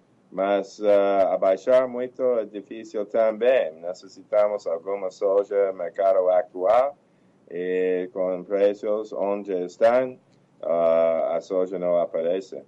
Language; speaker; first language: Portuguese; non-native, fluent; English